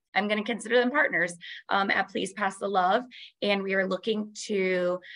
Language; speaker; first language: English; native; English